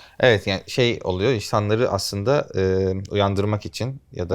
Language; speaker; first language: Turkish; native; Turkish